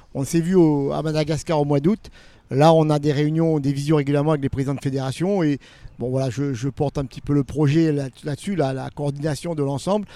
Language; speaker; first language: French; native; French